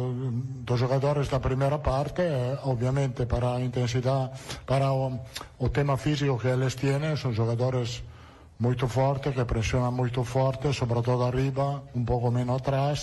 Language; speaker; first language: Portuguese; non-native, learner; Italian